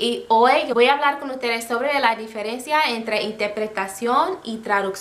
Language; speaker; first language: Spanish; non-native, fluent; English